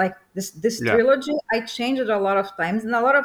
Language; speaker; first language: English; non-native, fluent; Portuguese